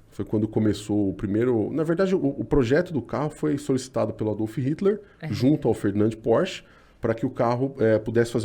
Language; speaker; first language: Portuguese; native; Portuguese